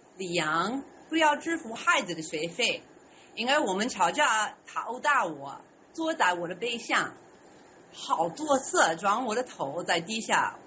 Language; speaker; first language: Chinese; non-native, learner; English